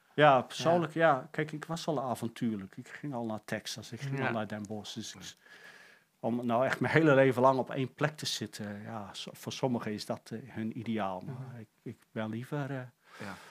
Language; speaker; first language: Dutch; native; Dutch